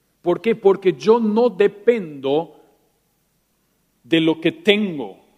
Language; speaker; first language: Spanish; non-native, local second language; German